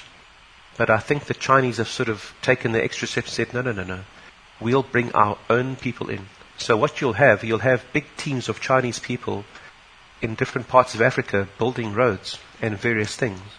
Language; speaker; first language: English; native; English